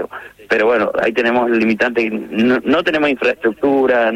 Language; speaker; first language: Spanish; native; Spanish